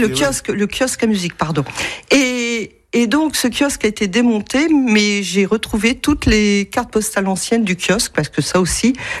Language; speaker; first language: French; native; French